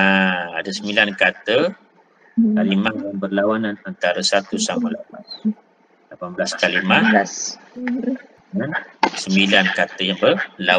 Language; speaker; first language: Malay; native; Malay